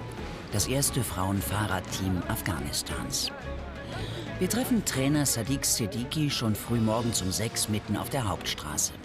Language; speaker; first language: German; native; German